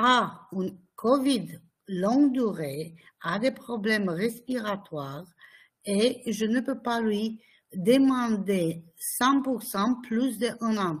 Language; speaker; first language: French; non-native, fluent; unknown